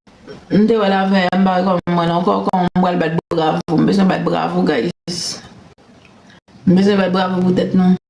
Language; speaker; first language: French; non-native, learner; Haitian Creole